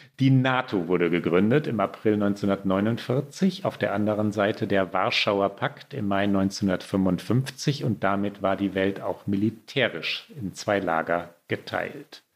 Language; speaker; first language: German; native; German